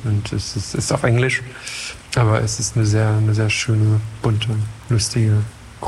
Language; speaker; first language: German; non-native, fluent; French